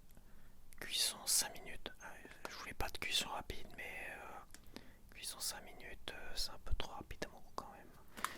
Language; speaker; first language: French; native; French